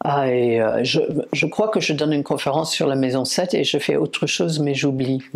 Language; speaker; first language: French; non-native, fluent; English